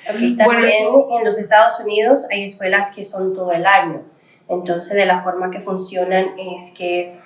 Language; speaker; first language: Spanish; early bilingual, other home language; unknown